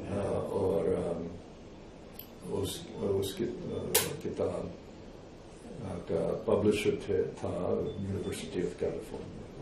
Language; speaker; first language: Hindi; non-native, fluent; English